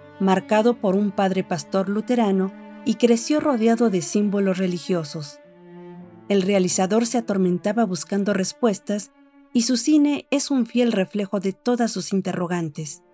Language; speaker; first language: Spanish; native; Spanish